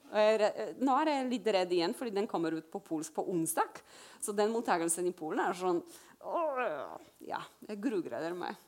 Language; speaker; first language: Norwegian; non-native, fluent; Polish